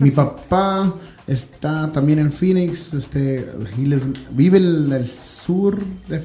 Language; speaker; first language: Spanish; early bilingual, heritage; Spanish